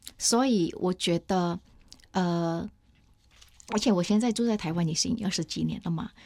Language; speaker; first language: Chinese; non-native, fluent; Indonesian